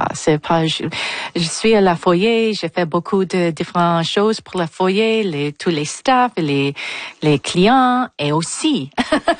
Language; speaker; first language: French; non-native, local second language; English